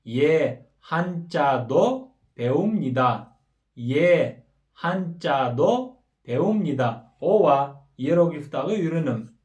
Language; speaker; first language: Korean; non-native, fluent; Kyrgyz